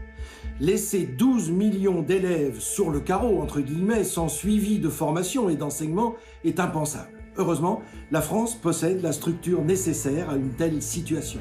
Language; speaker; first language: French; native; French